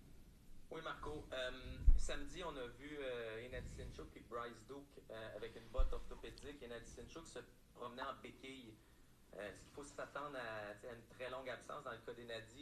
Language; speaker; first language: French; native; French